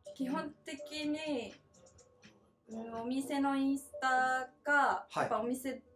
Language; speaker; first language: Japanese; native; Japanese